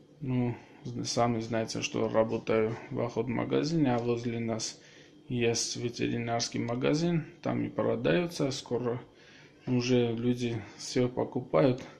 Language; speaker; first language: Russian; non-native, local second language; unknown